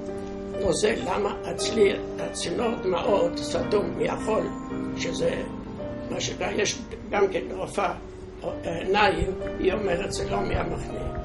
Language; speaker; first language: Hebrew; non-native, fluent; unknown